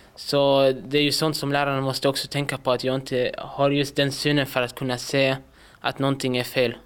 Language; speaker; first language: Swedish; early bilingual, other home language; Arabic